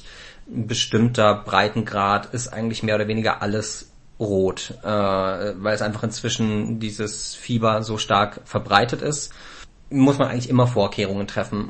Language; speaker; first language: German; native; German